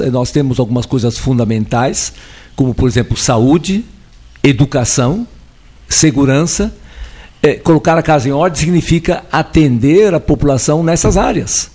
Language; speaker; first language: Portuguese; early bilingual, other home language; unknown